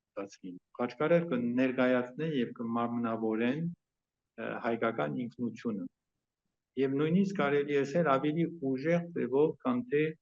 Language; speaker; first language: Armenian; early bilingual, heritage; Armenian